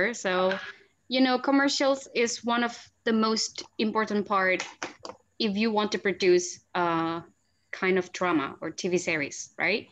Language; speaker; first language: English; non-native, fluent; Indonesian